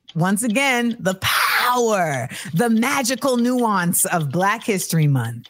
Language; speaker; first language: English; native; English